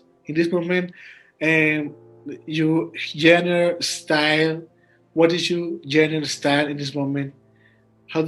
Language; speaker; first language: English; non-native, learner; Spanish